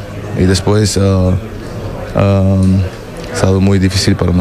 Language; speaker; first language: Spanish; non-native, learner; German